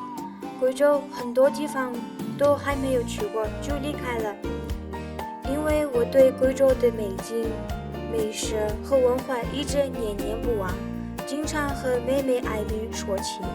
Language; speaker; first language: Chinese; non-native, fluent; Kazakh